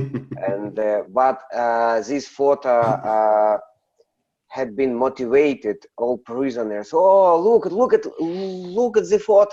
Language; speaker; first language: English; non-native, learner; Russian